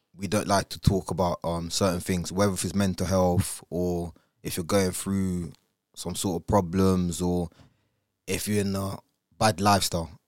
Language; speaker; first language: English; early bilingual, other home language; Italian